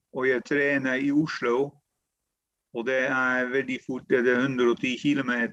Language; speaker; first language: Norwegian; non-native, fluent; Dutch